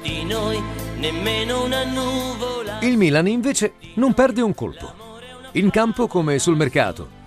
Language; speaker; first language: Italian; native; Italian